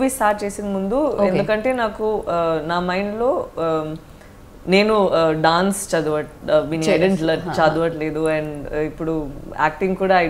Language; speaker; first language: Telugu; non-native, learner; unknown